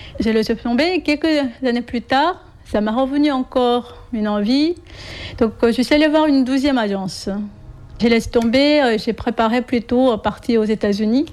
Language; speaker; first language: French; non-native, fluent; Korean